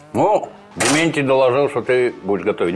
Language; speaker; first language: Russian; native; Russian